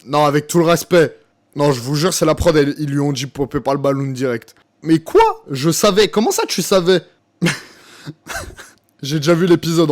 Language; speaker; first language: French; native; French